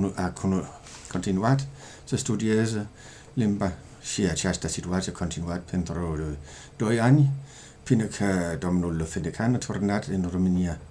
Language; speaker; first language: Romanian; non-native, fluent; Danish